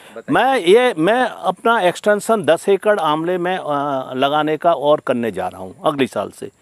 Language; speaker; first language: Hindi; native; Hindi